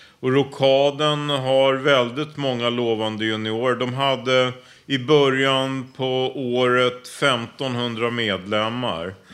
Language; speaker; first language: Swedish; native; Swedish